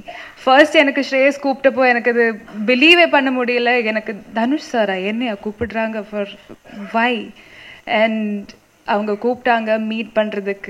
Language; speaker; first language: Tamil; non-native, fluent; Malayalam